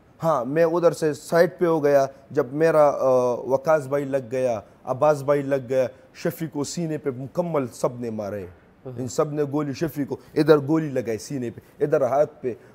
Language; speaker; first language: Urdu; non-native, local second language; Pashto